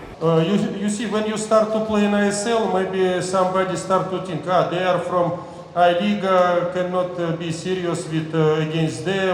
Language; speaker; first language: English; non-native, learner; Russian